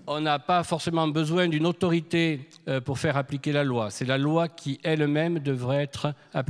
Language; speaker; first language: French; native; French